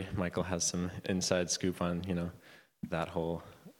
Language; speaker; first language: English; native; English